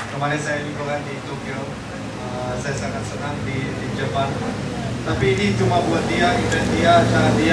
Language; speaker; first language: Indonesian; non-native, fluent; Dutch